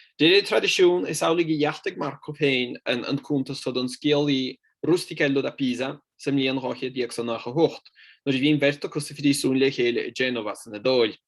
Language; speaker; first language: Irish; non-native, fluent; Italian